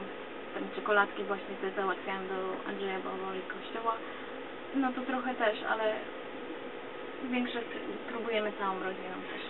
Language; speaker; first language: Polish; early bilingual, other home language; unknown